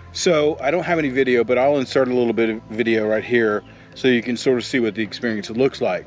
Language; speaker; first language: English; native; English